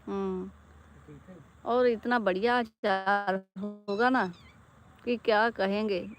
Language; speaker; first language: Hindi; non-native, local second language; Punjabi